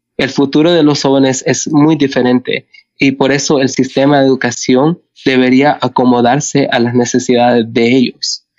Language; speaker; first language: Spanish; early bilingual, other home language; English